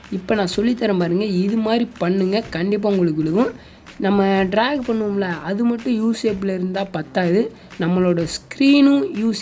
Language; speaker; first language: Tamil; native; Tamil